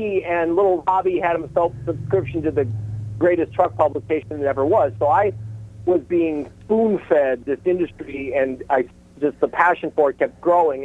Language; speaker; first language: English; native; English